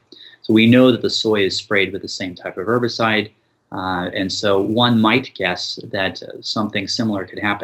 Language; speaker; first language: English; native; English